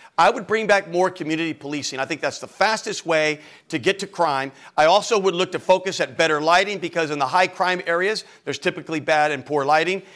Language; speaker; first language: English; native; English